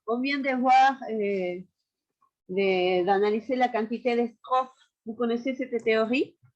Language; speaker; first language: French; non-native, fluent; Spanish